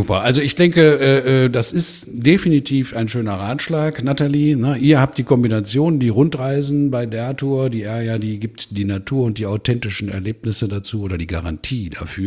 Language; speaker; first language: German; native; German